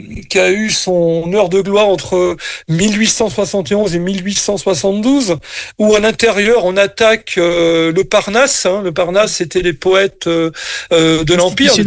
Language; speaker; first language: French; native; French